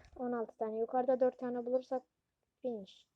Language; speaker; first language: Turkish; native; Turkish